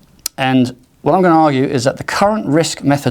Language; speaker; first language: English; native; English